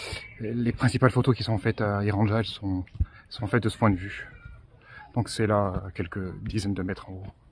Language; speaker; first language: French; native; French